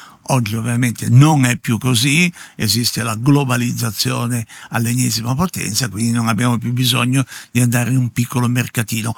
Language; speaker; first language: Italian; native; Italian